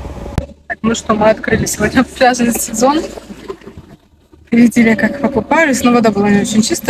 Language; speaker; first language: Russian; native; Russian